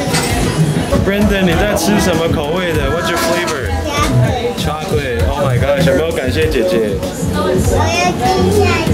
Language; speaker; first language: Chinese; native; Chinese